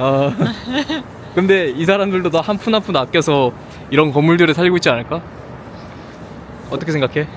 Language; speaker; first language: Korean; native; Korean